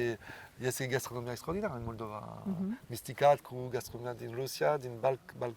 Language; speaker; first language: Romanian; non-native, learner; French